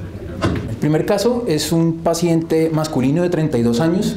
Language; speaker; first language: Spanish; native; Spanish